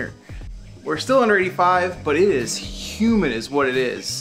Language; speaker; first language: English; native; English